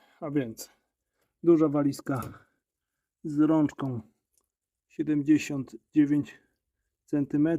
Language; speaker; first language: Polish; native; Polish